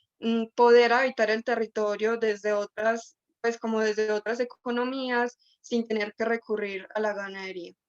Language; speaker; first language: Spanish; native; Spanish